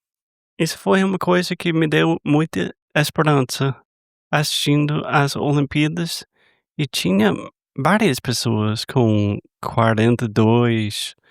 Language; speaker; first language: Portuguese; non-native, fluent; English